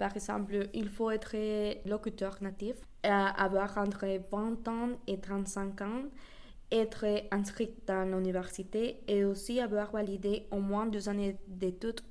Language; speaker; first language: French; non-native, fluent; Spanish